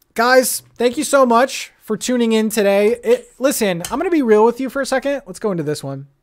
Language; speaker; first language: English; native; English